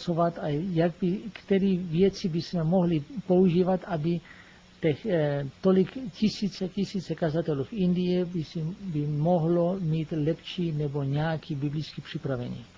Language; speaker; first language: Czech; non-native, fluent; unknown